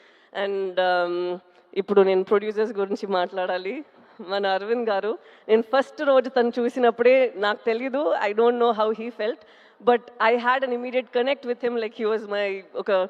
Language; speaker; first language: Telugu; non-native, local second language; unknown